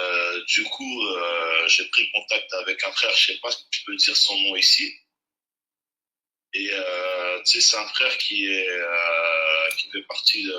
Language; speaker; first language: French; native; French